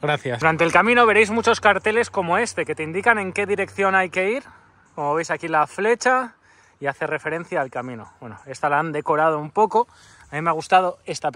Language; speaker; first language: Spanish; native; Spanish